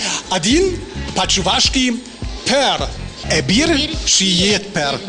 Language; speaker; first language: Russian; non-native, learner; German